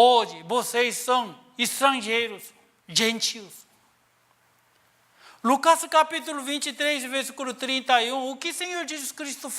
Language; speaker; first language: Portuguese; non-native, learner; Korean